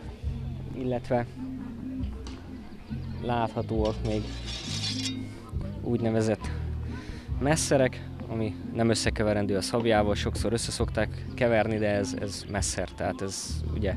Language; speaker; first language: Hungarian; native; Hungarian